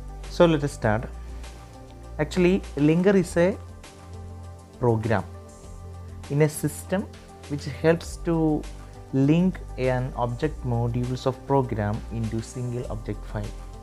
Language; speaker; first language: English; non-native, local second language; Malayalam